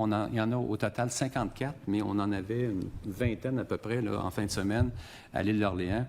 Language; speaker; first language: French; native; French